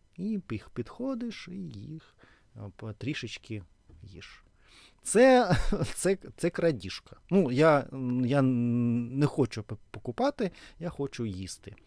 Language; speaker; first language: Ukrainian; non-native, local second language; Russian